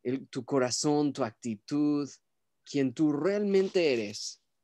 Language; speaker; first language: Spanish; native; Spanish